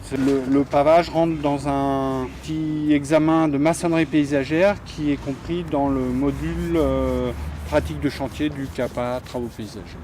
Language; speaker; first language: French; native; French